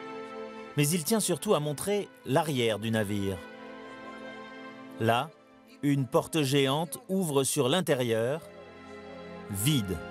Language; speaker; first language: French; native; French